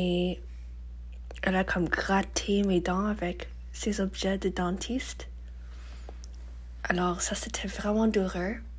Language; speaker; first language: French; non-native, learner; English